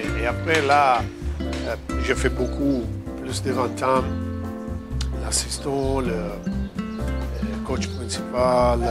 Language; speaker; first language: French; non-native, fluent; Italian